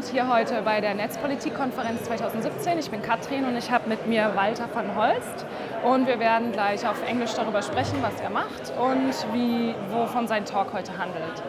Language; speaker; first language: German; native; German